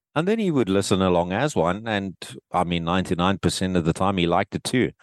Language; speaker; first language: English; native; English